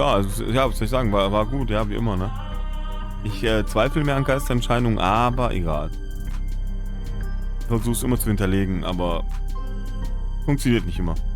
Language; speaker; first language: German; native; German